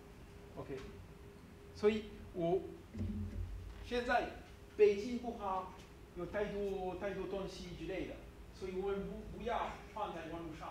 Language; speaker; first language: Chinese; non-native, learner; French